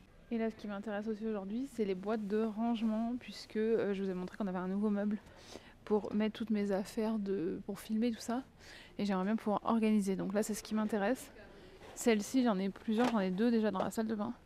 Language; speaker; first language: French; native; French